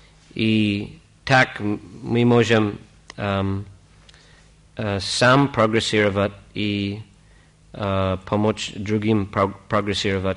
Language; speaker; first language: Russian; non-native, fluent; English